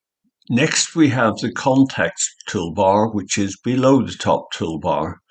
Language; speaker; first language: English; native; English